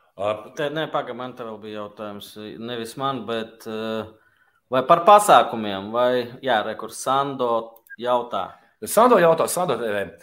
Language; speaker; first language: Latvian; native; Latvian